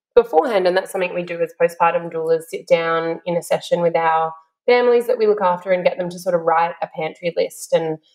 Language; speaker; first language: English; native; English